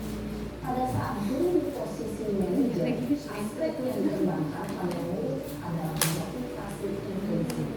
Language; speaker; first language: Indonesian; native; Indonesian